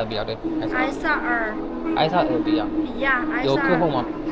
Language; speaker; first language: Chinese; non-native, learner; Amharic